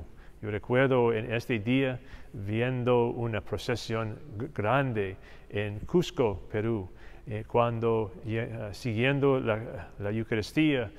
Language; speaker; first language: Spanish; non-native, fluent; English